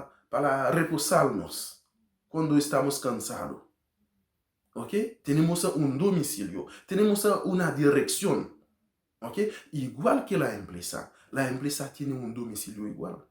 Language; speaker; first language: Spanish; non-native, learner; Haitian Creole